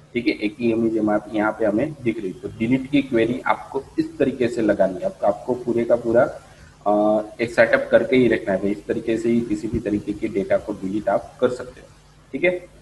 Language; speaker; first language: Hindi; non-native, local second language; Gujarati